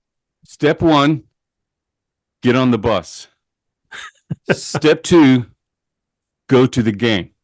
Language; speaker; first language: English; native; English